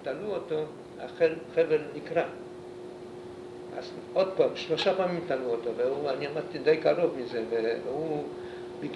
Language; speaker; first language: Hebrew; non-native, fluent; Polish